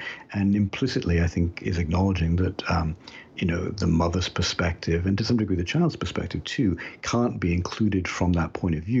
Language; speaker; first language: English; native; English